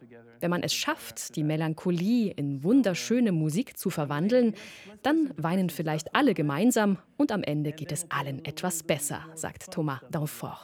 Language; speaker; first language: German; native; German